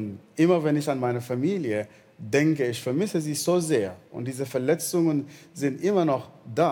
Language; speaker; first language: German; non-native, fluent; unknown